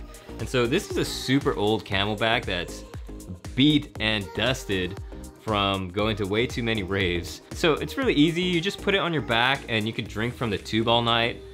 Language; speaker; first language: English; native; English